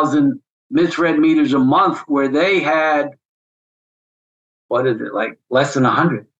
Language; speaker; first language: English; native; English